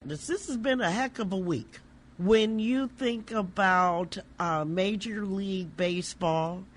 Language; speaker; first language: English; native; English